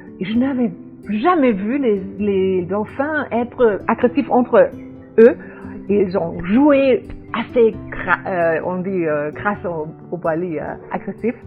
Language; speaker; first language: French; non-native, learner; German